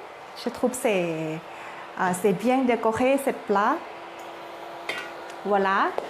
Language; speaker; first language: French; non-native, learner; Thai